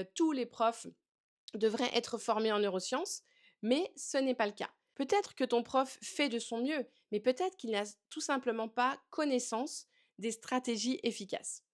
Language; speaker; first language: French; native; French